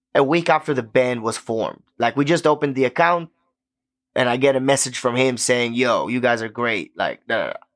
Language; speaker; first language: English; non-native, fluent; Hebrew